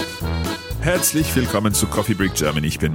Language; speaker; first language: German; non-native, learner; English